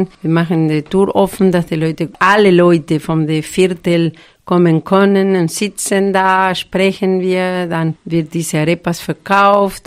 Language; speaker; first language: German; non-native, fluent; Spanish